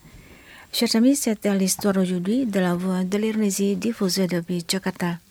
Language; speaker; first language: French; non-native, fluent; Indonesian